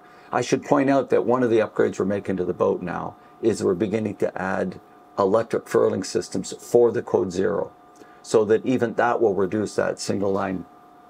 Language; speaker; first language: English; native; English